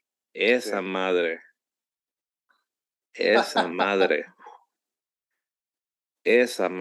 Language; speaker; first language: Spanish; early bilingual, heritage; Spanish